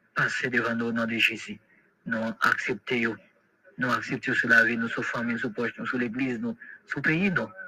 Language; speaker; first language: French; non-native, local second language; Haitian Creole